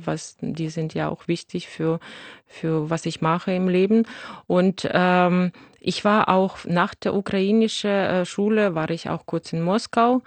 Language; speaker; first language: German; non-native, fluent; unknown